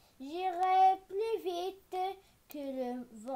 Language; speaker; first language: French; non-native, learner; Arabic